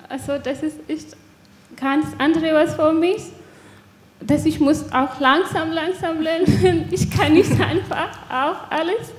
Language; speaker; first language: German; non-native, learner; Persian